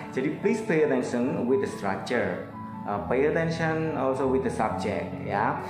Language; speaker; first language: English; non-native, fluent; Indonesian